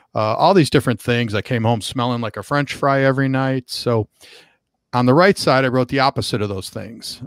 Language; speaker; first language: English; native; English